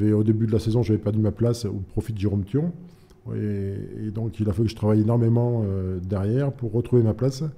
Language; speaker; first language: French; native; French